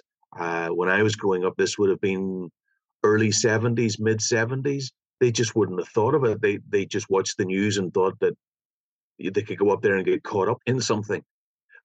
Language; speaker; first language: English; native; English